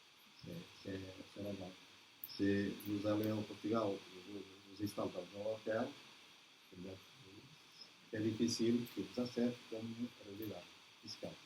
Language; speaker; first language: French; non-native, learner; Portuguese